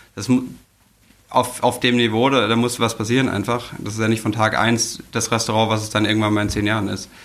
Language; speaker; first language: German; native; German